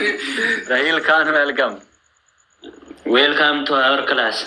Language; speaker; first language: English; non-native, learner; Amharic